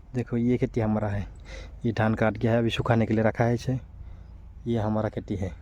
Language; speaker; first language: Hindi; non-native, local second language; Assamese